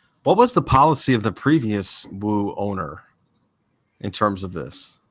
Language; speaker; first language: English; native; English